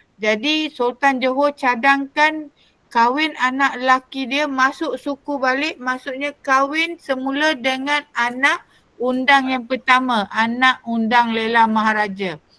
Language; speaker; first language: Malay; native; Malay